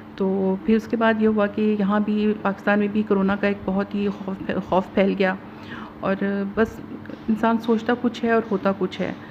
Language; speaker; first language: Urdu; native; Urdu